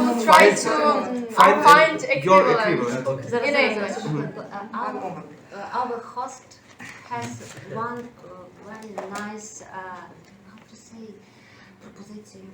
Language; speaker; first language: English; non-native, learner; Ukrainian